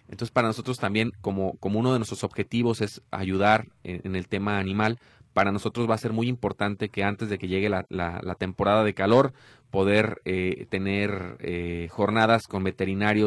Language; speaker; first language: Spanish; native; Spanish